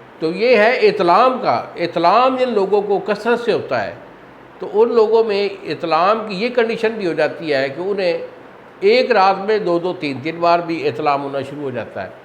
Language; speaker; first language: Urdu; non-native, local second language; Punjabi